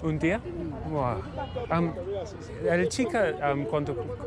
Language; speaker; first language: Spanish; non-native, learner; English